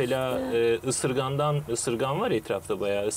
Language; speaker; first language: Turkish; native; Turkish